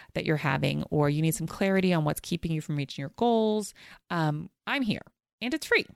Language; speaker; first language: English; native; English